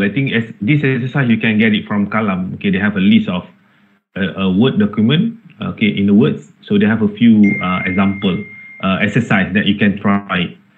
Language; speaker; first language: English; non-native, local second language; Malay